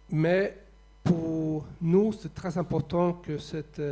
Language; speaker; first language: French; non-native, fluent; Swedish